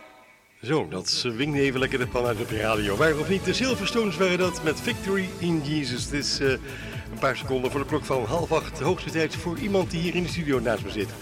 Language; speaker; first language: Dutch; native; Dutch